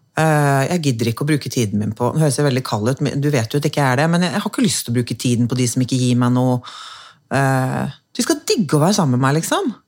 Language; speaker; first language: Norwegian; native; Norwegian